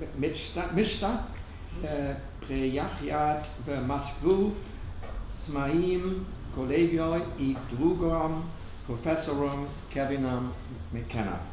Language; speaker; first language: Russian; non-native, learner; German